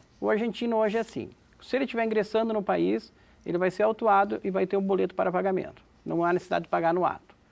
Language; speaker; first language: Portuguese; native; Portuguese